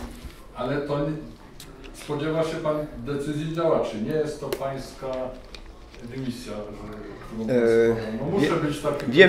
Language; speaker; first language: Polish; native; Polish